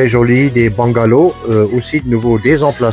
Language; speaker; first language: French; non-native, fluent; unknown